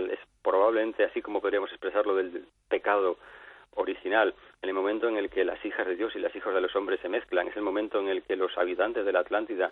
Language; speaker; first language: Spanish; native; Spanish